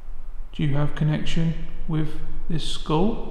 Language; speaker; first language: English; native; English